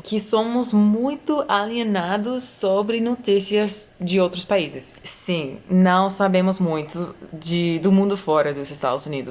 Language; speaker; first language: Portuguese; non-native, fluent; English